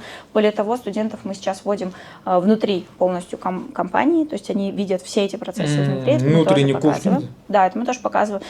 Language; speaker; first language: Russian; native; Russian